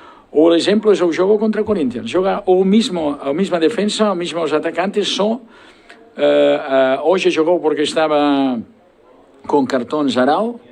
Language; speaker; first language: Portuguese; non-native, learner; Spanish